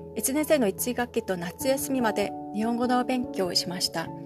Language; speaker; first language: Japanese; non-native, learner; Korean